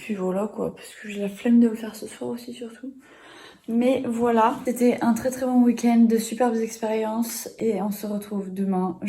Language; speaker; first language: French; native; French